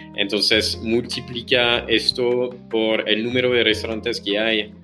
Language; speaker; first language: Spanish; non-native, fluent; French